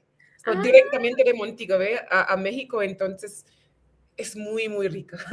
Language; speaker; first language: Spanish; non-native, fluent; English